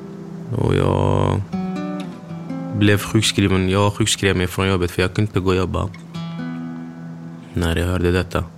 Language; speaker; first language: Swedish; early bilingual, other home language; Kurdish